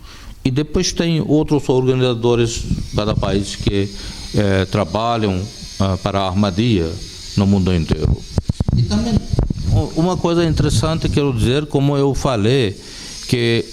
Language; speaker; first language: Portuguese; non-native, fluent; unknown